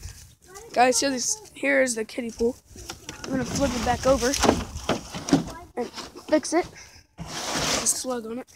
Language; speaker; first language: English; native; English